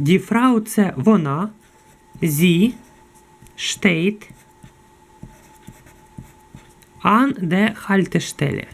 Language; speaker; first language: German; non-native, fluent; Ukrainian